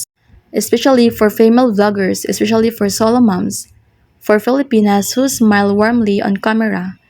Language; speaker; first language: English; non-native, local second language; Filipino